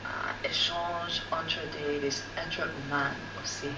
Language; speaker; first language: French; non-native, fluent; English